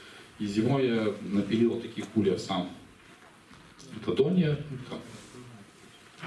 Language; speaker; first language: Russian; native; Russian